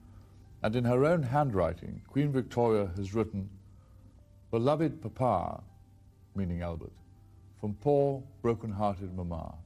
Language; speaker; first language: English; native; English